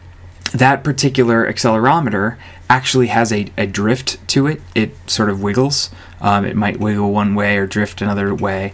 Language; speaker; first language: English; native; English